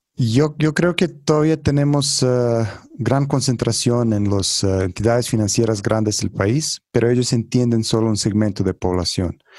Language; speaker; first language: Spanish; non-native, fluent; Croatian